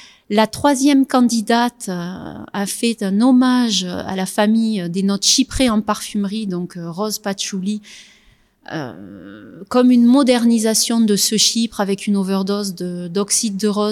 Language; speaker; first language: French; native; French